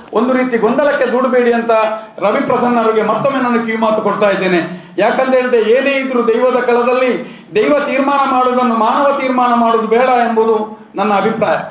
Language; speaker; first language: Kannada; non-native, local second language; Tulu